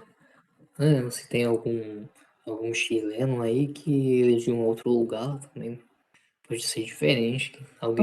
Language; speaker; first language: Portuguese; non-native, fluent; Spanish